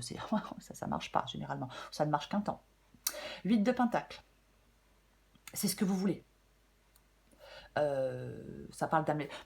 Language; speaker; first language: French; native; French